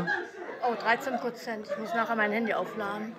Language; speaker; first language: German; native; German